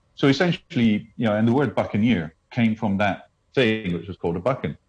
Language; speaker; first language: English; native; English